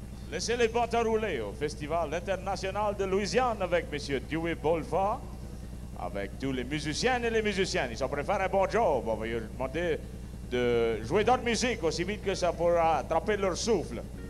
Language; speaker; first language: French; early bilingual, heritage; French